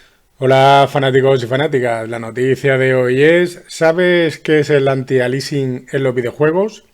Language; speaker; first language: Spanish; native; Spanish